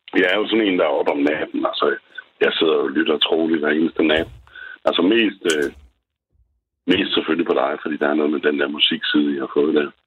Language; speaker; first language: Danish; native; Danish